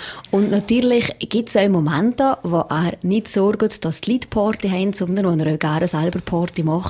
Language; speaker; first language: German; native; German